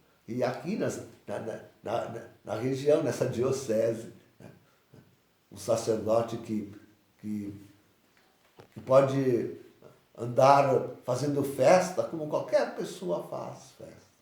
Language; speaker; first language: Portuguese; native; Portuguese